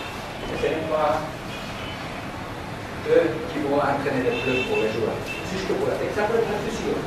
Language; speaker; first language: French; non-native, learner; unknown